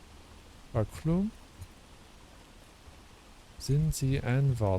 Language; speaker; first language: German; non-native, learner; English